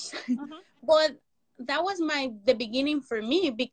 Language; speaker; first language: English; non-native, fluent; Spanish